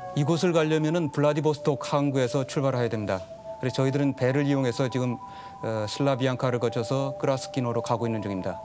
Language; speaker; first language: Korean; native; Korean